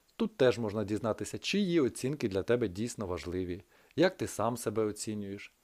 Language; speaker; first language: Ukrainian; native; Ukrainian